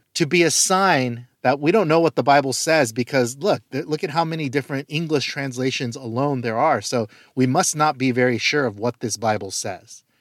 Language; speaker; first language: English; early bilingual, other home language; Korean